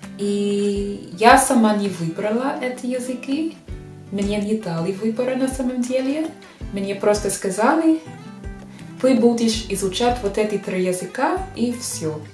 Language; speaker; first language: Russian; non-native, fluent; English